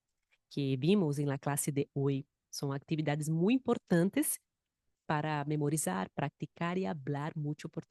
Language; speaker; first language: Spanish; non-native, fluent; Portuguese